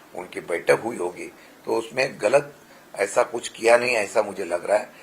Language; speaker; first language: Hindi; non-native, local second language; Marathi